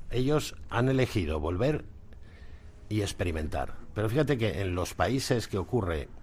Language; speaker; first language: Spanish; native; Spanish